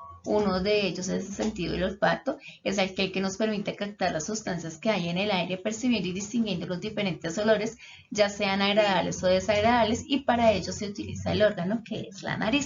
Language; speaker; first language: Spanish; native; Spanish